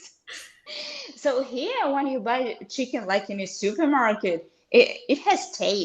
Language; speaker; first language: English; non-native, fluent; Russian